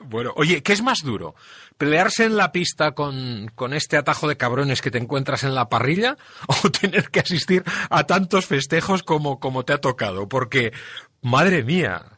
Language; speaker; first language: Spanish; non-native, local second language; Catalan